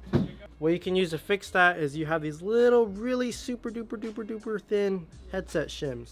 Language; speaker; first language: English; native; English